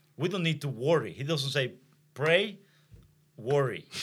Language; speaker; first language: English; non-native, learner; Spanish